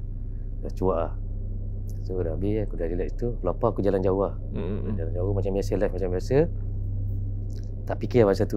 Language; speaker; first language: Malay; native; Malay